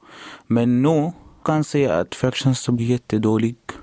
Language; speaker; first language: Swedish; non-native, learner; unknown